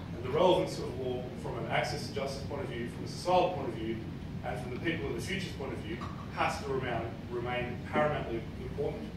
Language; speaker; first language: English; native; English